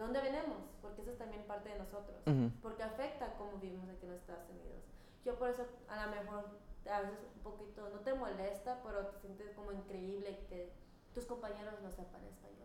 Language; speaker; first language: Spanish; early bilingual, heritage; Spanish